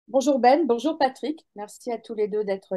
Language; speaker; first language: French; native; French